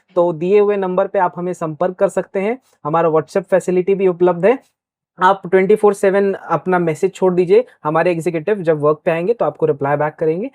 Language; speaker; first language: Hindi; native; Hindi